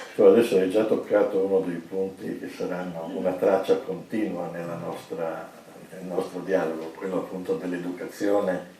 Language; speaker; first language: Italian; native; Italian